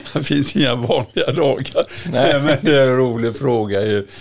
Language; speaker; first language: Swedish; native; Swedish